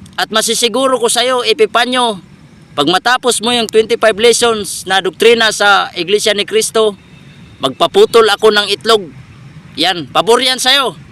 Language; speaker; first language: Filipino; native; Filipino